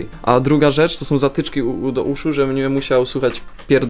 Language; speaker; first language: Polish; native; Polish